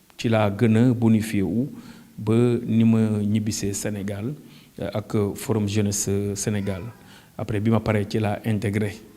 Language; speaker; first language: Wolof; native; Wolof